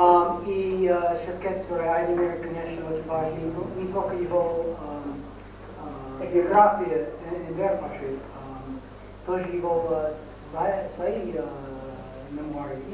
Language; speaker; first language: Russian; non-native, fluent; English